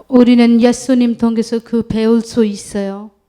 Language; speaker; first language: Korean; non-native, learner; Urdu